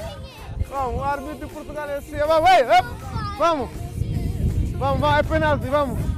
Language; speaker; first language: Portuguese; non-native, learner; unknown